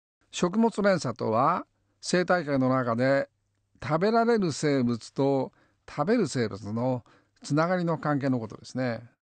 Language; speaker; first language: Japanese; native; Japanese